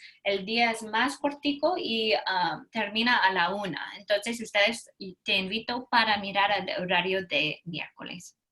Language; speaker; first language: Spanish; non-native, fluent; English